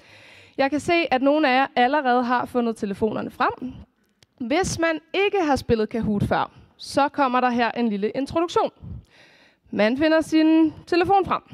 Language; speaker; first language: Danish; native; Danish